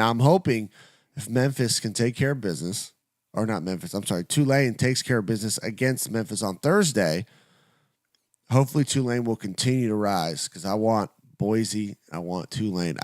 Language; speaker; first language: English; native; English